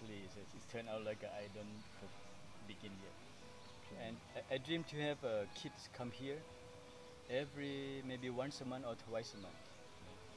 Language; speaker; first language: English; non-native, fluent; Thai